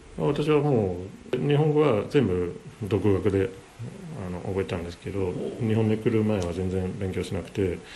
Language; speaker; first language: Japanese; non-native, fluent; English